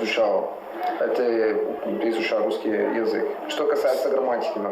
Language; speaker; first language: Russian; non-native, fluent; Italian